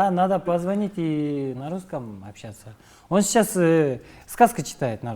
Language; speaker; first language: Russian; non-native, local second language; Kyrgyz